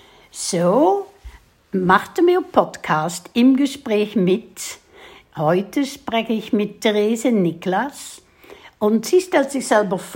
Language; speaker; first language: German; non-native, fluent; Dutch